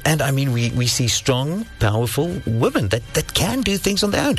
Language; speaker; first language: English; non-native, local second language; Afrikaans